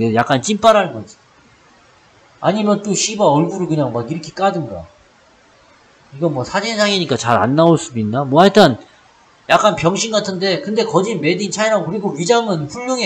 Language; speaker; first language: Korean; native; Korean